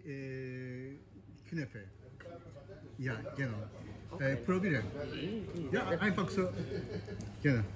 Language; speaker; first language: German; non-native, learner; Turkish